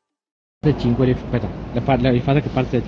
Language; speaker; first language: Italian; native; Italian